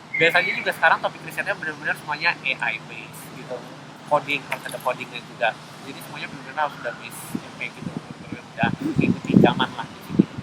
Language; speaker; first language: Indonesian; native; Indonesian